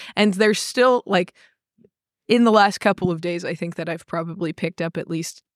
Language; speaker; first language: English; native; English